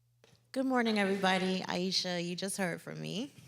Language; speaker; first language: English; native; English